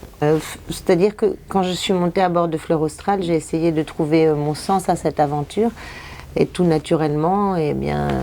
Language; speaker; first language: French; native; French